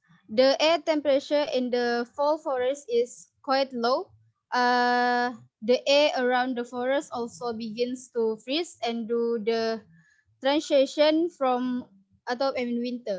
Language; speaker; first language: English; non-native, learner; Indonesian